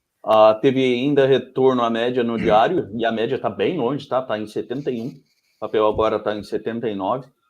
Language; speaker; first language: Portuguese; native; Portuguese